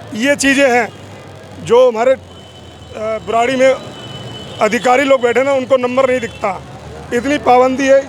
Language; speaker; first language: Hindi; native; Hindi